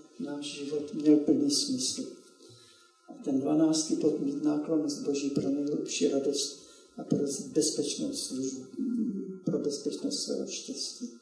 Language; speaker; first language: Czech; native; Czech